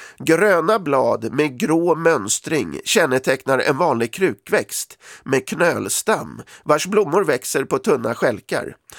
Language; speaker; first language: Swedish; native; Swedish